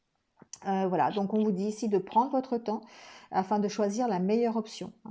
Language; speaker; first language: French; native; French